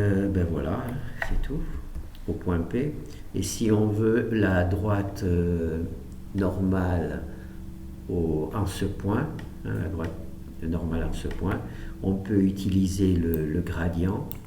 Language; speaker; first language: French; native; French